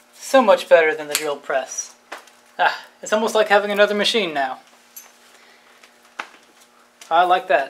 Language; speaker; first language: English; native; English